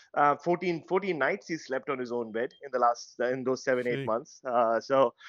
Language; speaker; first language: English; non-native, local second language; Tamil